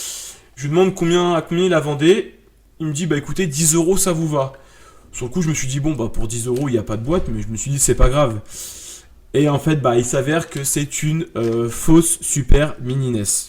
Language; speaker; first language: French; native; French